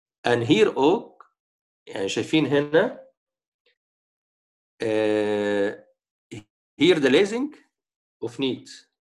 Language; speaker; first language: Dutch; non-native, fluent; Arabic